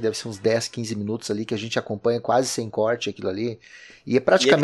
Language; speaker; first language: Portuguese; native; Portuguese